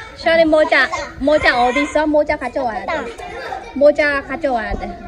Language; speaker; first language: Korean; non-native, fluent; Khmer